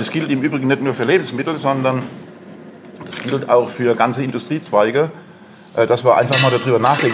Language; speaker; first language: German; native; German